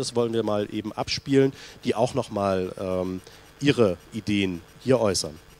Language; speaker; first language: German; native; German